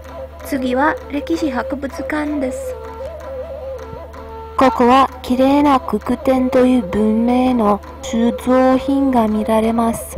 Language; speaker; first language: Japanese; non-native, learner; Romanian